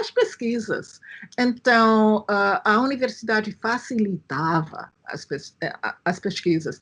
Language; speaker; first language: Portuguese; non-native, fluent; English